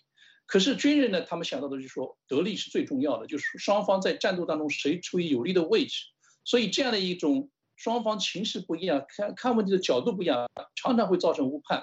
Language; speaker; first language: Chinese; native; Chinese